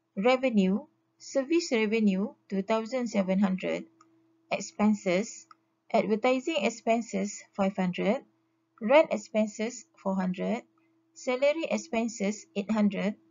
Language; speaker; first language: English; non-native, local second language; Malay